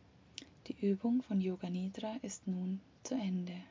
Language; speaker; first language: German; native; German